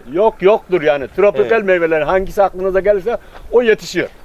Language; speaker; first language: Turkish; native; Turkish